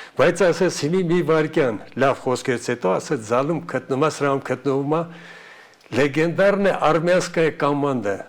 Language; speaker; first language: Armenian; non-native, local second language; Ukrainian